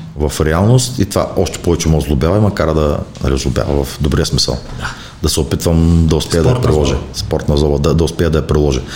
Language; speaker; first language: Bulgarian; native; Bulgarian